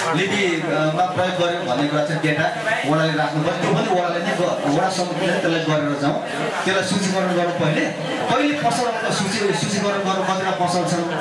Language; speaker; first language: Nepali; non-native, local second language; Limbu